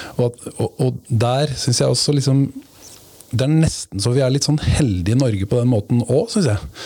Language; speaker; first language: Norwegian; native; Norwegian